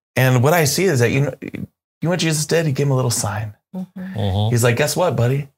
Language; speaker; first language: English; native; English